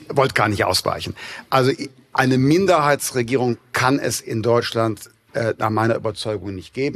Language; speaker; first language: German; native; German